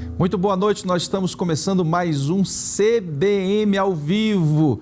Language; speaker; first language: Portuguese; native; Portuguese